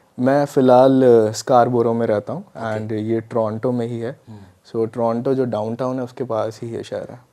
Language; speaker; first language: Hindi; native; Hindi